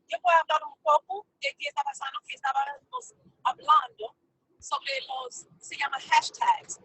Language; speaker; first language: Spanish; non-native, fluent; English